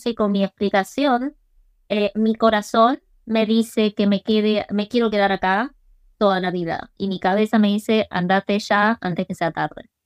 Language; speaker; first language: Spanish; early bilingual, other home language; English